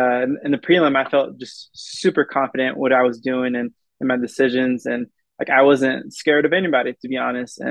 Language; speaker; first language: English; native; English